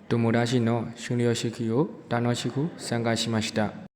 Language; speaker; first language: Japanese; non-native, learner; Burmese